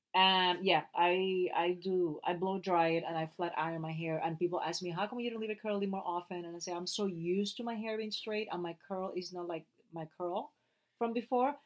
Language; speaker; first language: English; non-native, fluent; Spanish